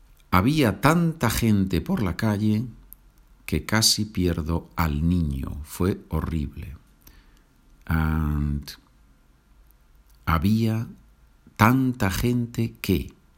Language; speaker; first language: Spanish; native; Spanish